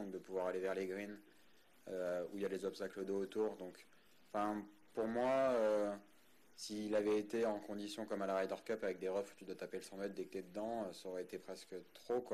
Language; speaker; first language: French; native; French